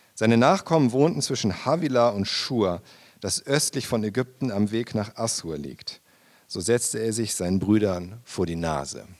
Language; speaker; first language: German; native; German